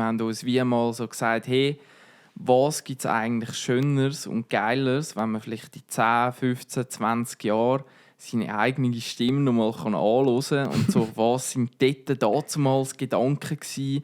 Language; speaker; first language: German; native; German